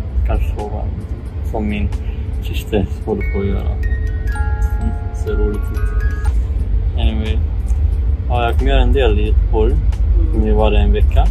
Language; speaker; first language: Swedish; early bilingual, other home language; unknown